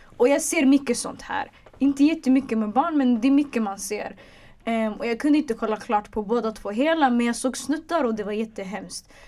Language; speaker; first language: Swedish; early bilingual, other home language; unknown